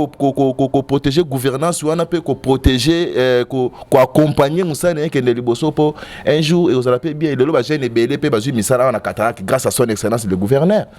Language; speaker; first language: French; non-native, local second language; Lingala